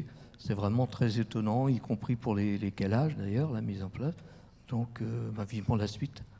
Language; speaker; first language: French; native; French